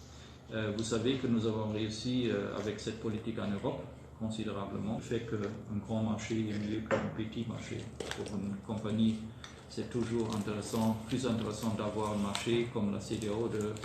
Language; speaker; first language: French; non-native, fluent; German